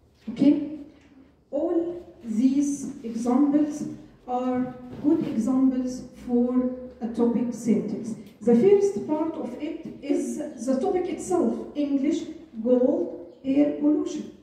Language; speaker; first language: English; non-native, fluent; Arabic